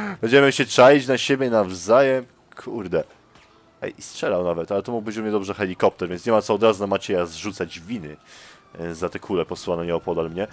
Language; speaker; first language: Polish; native; Polish